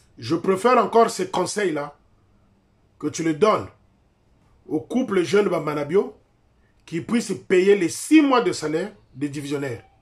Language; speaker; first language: French; non-native, local second language; Lingala